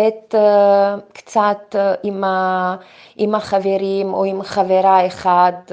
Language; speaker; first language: Hebrew; non-native, fluent; Italian